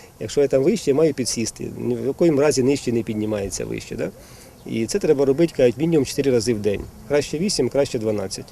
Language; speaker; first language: Ukrainian; non-native, local second language; Russian